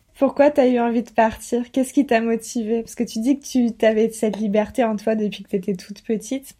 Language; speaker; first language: French; native; French